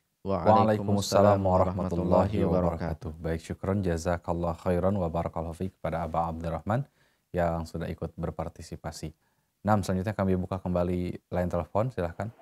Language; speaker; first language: Indonesian; native; Indonesian